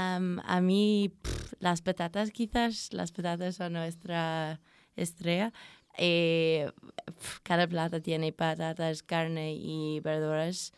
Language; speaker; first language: Spanish; non-native, learner; English